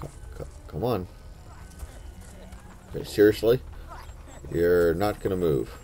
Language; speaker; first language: English; native; English